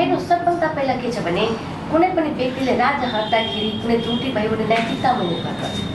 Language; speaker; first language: Nepali; non-native, local second language; Maithili